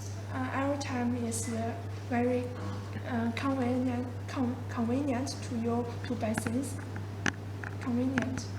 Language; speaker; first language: English; non-native, learner; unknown